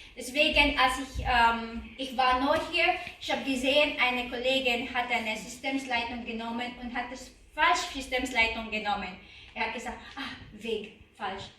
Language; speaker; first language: German; non-native, learner; Filipino